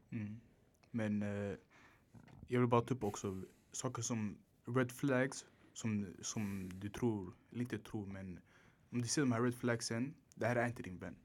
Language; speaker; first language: Swedish; early bilingual, other home language; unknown